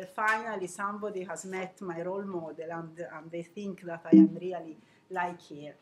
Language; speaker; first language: English; non-native, fluent; Italian